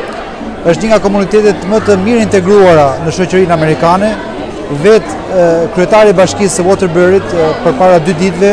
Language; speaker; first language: Albanian; native; Albanian